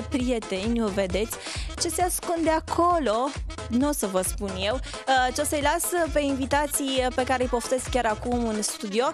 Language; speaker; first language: Romanian; native; Romanian